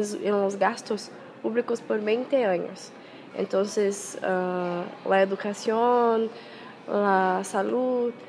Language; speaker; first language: Spanish; non-native, fluent; Portuguese